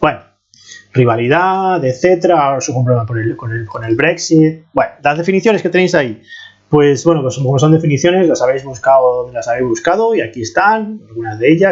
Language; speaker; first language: Spanish; native; Spanish